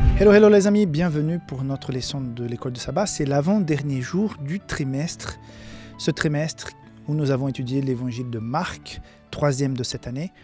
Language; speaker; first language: French; non-native, fluent; Portuguese